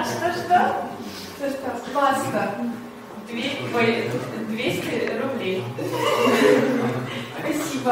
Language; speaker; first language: Russian; non-native, learner; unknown